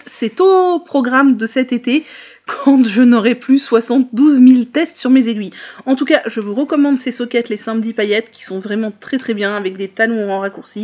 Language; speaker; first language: French; native; French